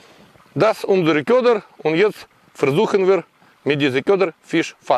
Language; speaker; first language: German; non-native, learner; Russian